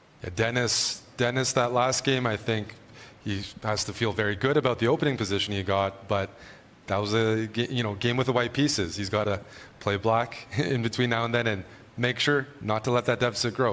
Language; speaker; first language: English; native; English